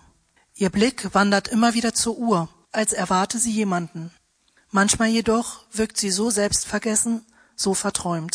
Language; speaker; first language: German; native; German